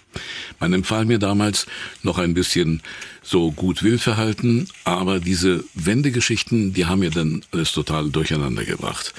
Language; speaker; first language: German; native; German